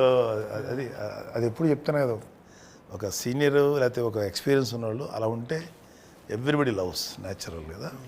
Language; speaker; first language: Telugu; native; Telugu